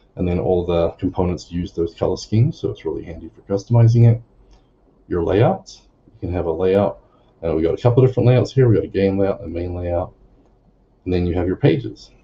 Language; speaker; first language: English; native; English